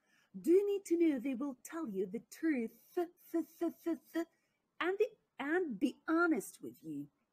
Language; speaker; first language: English; non-native, fluent; Ukrainian